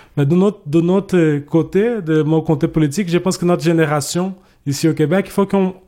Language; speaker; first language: French; non-native, fluent; Portuguese